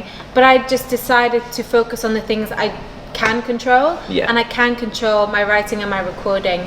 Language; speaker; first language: English; non-native, local second language; Maltese